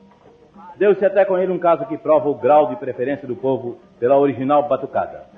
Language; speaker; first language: Portuguese; native; Portuguese